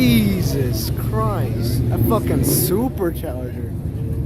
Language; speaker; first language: English; native; English